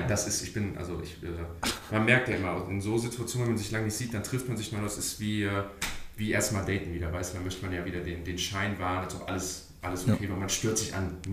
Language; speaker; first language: German; native; German